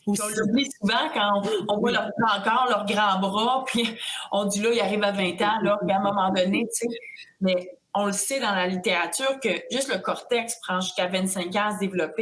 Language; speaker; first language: French; native; French